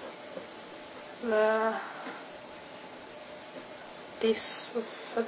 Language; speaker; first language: French; non-native, learner; English